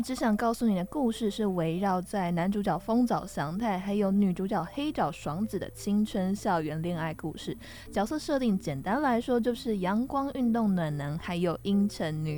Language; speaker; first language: Chinese; native; Chinese